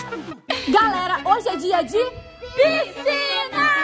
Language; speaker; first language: Portuguese; native; Portuguese